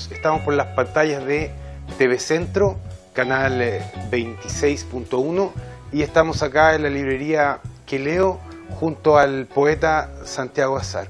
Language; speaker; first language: Spanish; native; Spanish